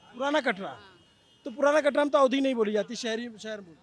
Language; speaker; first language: Hindi; native; Hindi